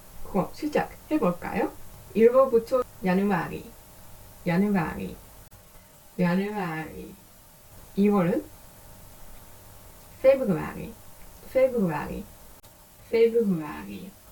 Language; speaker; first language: Korean; non-native, learner; Dutch